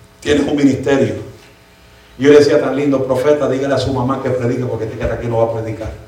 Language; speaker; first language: Spanish; early bilingual, heritage; Spanish